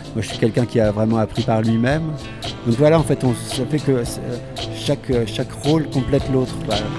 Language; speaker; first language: French; native; French